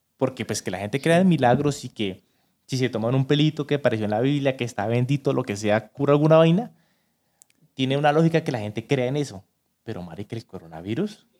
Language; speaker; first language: Spanish; native; Spanish